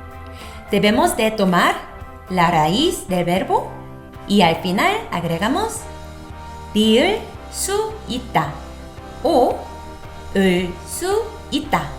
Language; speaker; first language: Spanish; non-native, fluent; Korean